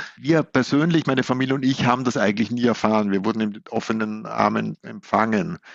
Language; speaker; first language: German; native; German